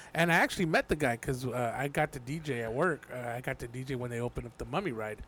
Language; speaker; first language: English; early bilingual, other home language; Spanish